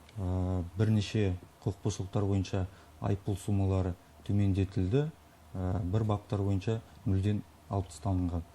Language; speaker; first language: Kazakh; native; Kazakh